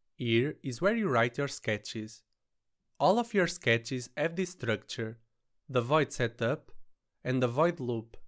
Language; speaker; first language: English; non-native, fluent; Portuguese